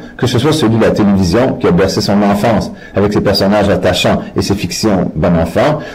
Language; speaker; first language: French; native; French